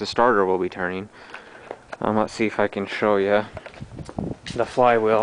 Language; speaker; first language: English; native; English